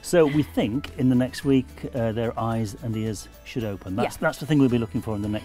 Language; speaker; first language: English; native; English